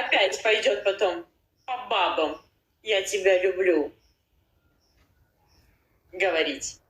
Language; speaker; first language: Russian; non-native, learner; Uzbek